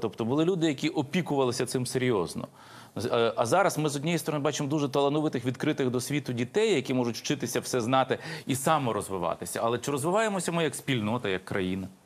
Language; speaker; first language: Ukrainian; native; Ukrainian